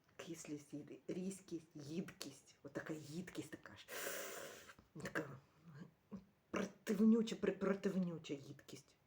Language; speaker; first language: Ukrainian; native; Ukrainian